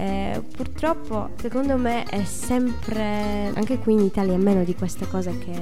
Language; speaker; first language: Italian; non-native, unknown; Polish